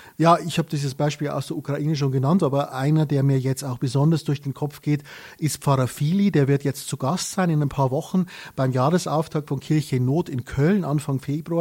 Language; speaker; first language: German; native; German